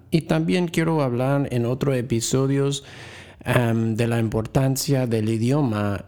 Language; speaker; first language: Spanish; non-native, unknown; English